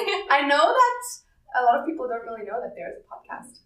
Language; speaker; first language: English; non-native, fluent; German